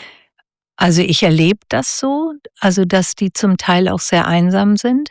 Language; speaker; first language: German; native; German